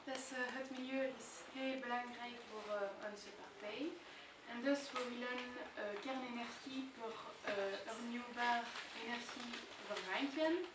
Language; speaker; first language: Dutch; non-native, learner; French